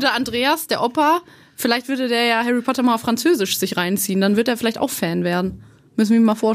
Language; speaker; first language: German; native; German